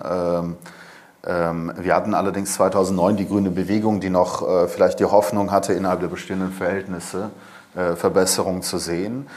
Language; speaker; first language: German; early bilingual, other home language; Persian